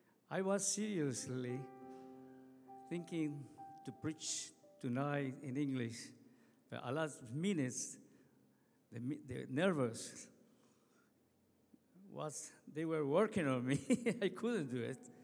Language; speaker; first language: English; non-native, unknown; Spanish